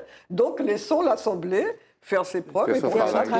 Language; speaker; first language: French; native; French